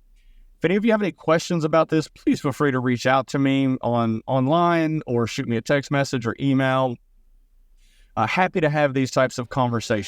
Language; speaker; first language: English; native; English